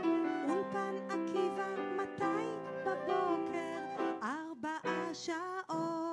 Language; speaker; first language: Hebrew; non-native, learner; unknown